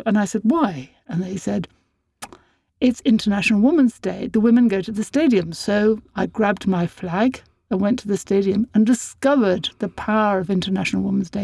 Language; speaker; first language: English; native; English